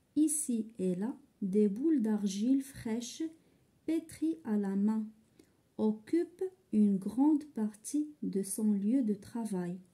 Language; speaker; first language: French; non-native, local second language; Arabic